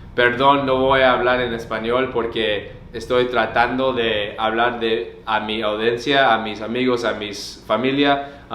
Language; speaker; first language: Spanish; early bilingual, other home language; English